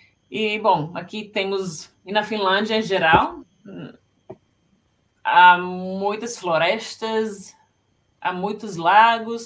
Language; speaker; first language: Portuguese; non-native, fluent; Finnish